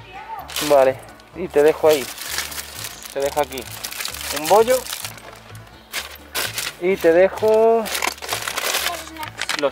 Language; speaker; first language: Spanish; native; Spanish